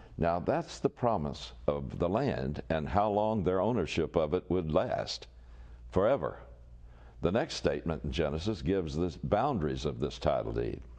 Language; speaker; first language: English; native; English